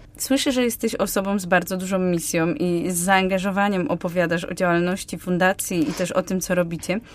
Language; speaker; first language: Polish; native; Polish